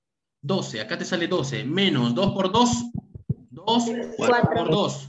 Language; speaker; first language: Spanish; native; Spanish